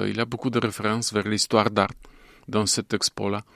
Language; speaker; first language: French; non-native, fluent; Bulgarian